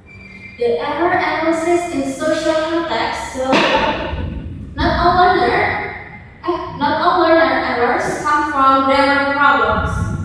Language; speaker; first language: English; non-native, fluent; Indonesian